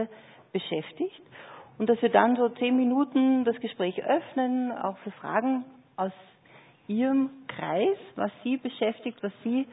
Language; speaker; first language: German; native; German